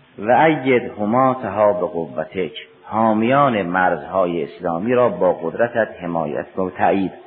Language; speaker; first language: Persian; native; Persian